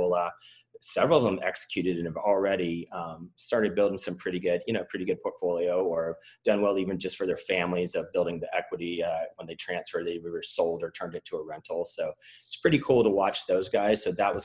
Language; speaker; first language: English; native; English